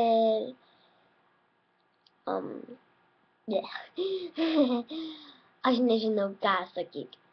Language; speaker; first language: Lithuanian; early bilingual, heritage; Lithuanian